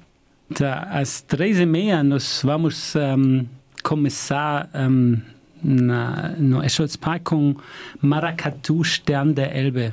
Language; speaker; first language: Portuguese; non-native, fluent; German